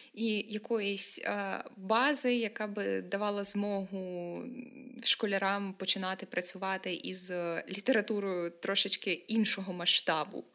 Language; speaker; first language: Ukrainian; native; Ukrainian